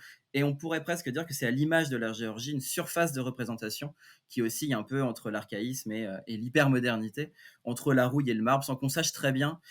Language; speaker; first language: French; native; French